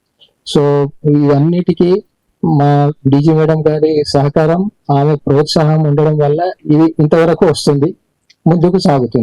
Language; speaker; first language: Telugu; native; Telugu